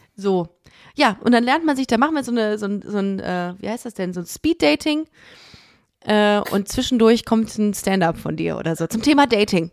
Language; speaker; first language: German; native; German